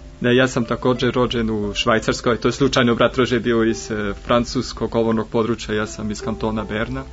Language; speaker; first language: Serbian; non-native, fluent; German